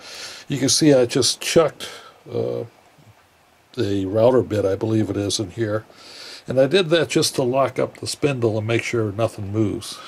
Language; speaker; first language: English; native; English